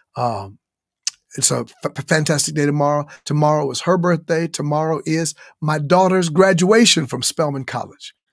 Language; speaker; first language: English; native; English